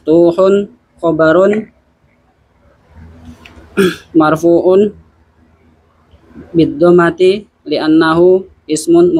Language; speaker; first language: Arabic; non-native, learner; Indonesian